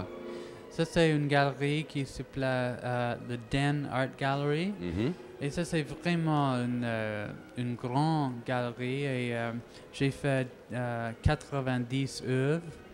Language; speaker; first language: French; non-native, local second language; English